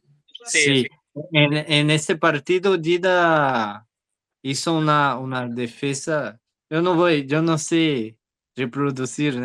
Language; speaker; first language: Spanish; non-native, learner; Portuguese